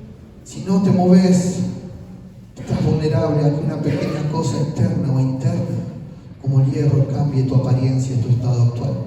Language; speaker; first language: Spanish; native; Spanish